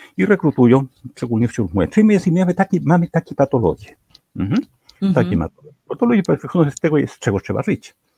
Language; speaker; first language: Polish; non-native, fluent; Spanish